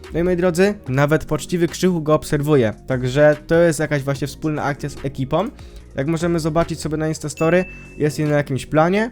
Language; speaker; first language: Polish; native; Polish